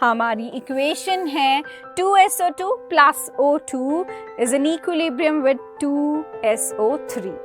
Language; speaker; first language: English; non-native, local second language; Hindi